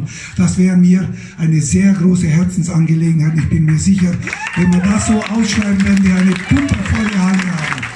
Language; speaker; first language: German; native; German